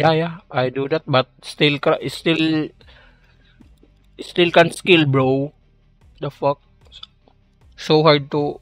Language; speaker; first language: English; non-native, learner; Filipino